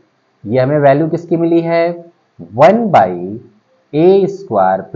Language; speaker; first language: Hindi; native; Hindi